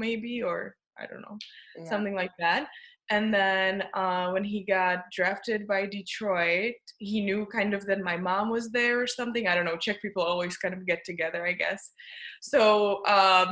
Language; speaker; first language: English; non-native, fluent; Czech